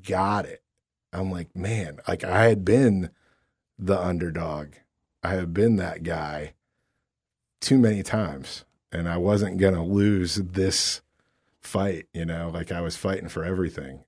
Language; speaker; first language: English; native; English